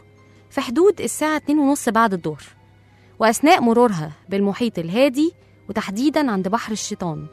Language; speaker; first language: Arabic; native; Arabic